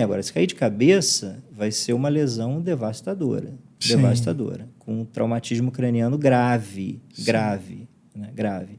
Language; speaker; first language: Portuguese; native; Portuguese